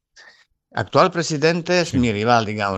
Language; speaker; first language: Spanish; non-native, fluent; Serbian